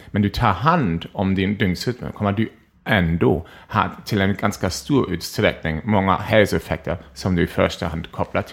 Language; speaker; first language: Swedish; non-native, fluent; German